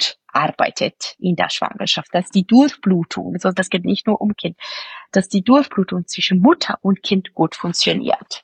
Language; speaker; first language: German; non-native, fluent; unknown